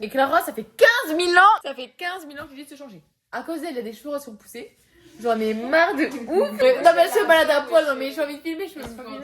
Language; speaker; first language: French; native; French